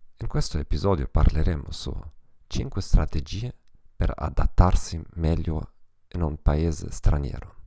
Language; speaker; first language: Italian; non-native, fluent; German